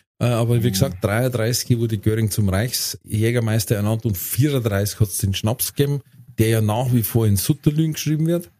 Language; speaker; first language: German; native; German